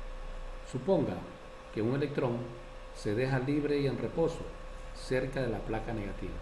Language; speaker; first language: Spanish; native; Spanish